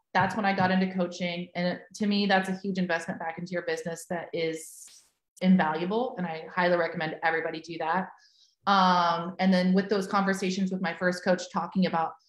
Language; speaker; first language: English; native; English